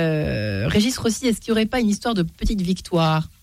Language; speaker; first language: French; native; French